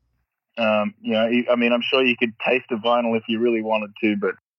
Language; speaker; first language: English; native; English